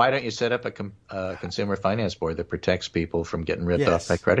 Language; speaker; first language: English; native; English